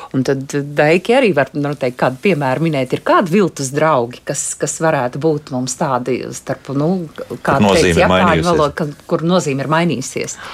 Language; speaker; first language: Latvian; native; Latvian